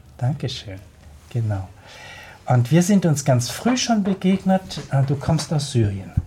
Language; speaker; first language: German; native; German